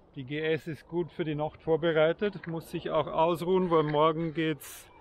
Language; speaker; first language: German; native; German